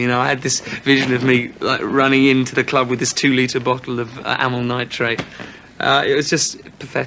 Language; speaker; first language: English; native; English